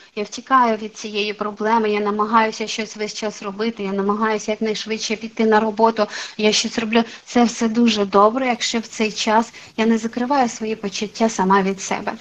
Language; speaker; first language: Ukrainian; non-native, local second language; Russian